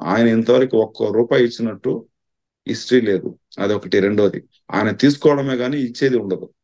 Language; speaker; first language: Telugu; non-native, local second language; Tamil